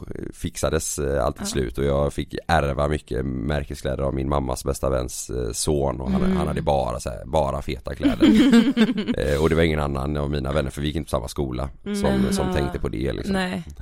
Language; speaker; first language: Swedish; native; Swedish